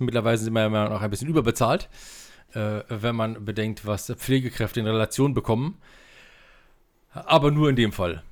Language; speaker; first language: German; native; German